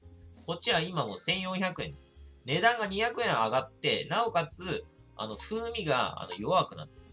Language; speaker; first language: Japanese; native; Japanese